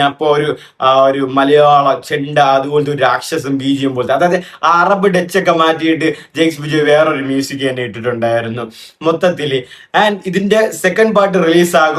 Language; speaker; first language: Malayalam; native; Malayalam